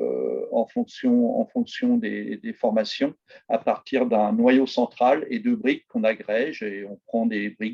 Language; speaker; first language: French; native; French